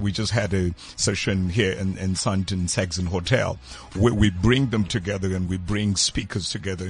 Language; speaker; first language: English; non-native, local second language; Tswana